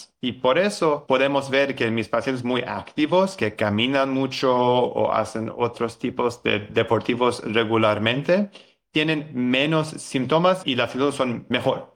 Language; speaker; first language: Spanish; non-native, learner; English